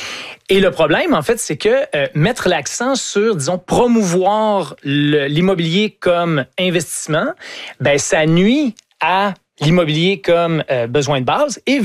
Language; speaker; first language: French; native; French